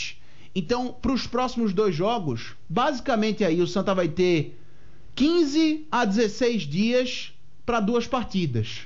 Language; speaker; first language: Portuguese; native; Portuguese